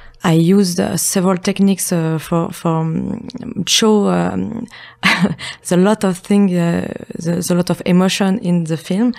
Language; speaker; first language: English; non-native, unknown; French